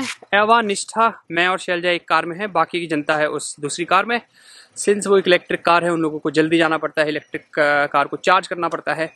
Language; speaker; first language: Hindi; native; Hindi